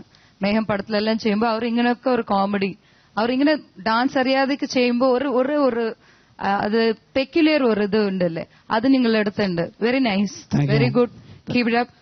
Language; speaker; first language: Malayalam; non-native, fluent; Tamil